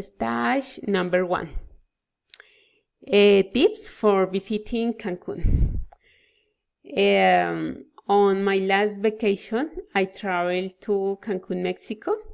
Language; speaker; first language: English; non-native, learner; Spanish